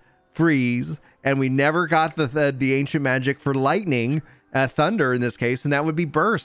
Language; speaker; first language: English; native; English